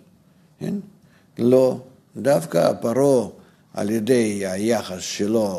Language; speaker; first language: Hebrew; non-native, fluent; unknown